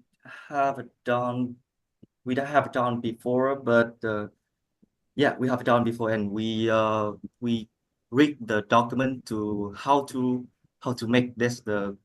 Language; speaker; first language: English; non-native, learner; Vietnamese